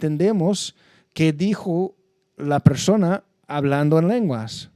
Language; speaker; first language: Spanish; non-native, fluent; English